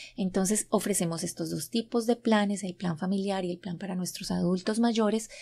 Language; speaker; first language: Spanish; native; Spanish